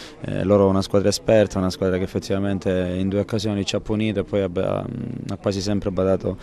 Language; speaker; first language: Italian; native; Italian